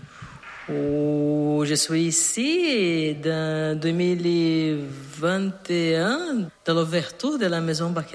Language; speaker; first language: French; non-native, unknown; Portuguese